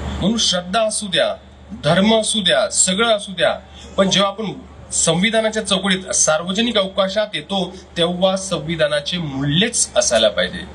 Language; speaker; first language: Marathi; non-native, local second language; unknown